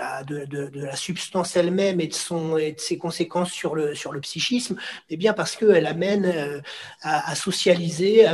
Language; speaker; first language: French; native; French